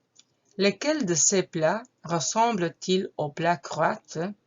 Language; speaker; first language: French; non-native, fluent; Croatian